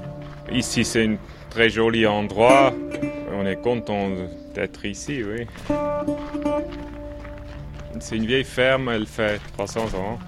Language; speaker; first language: French; non-native, local second language; German